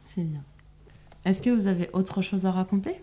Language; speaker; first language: French; native; French